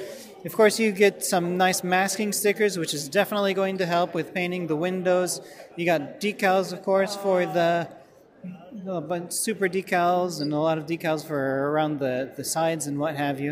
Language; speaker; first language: English; native; English